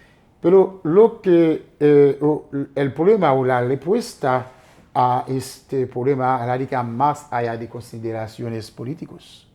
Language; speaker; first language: Spanish; non-native, fluent; Haitian Creole